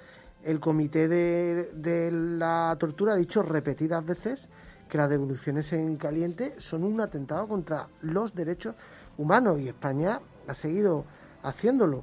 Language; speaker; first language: Spanish; native; Spanish